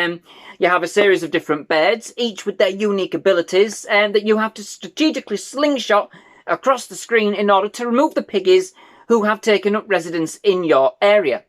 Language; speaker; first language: English; native; English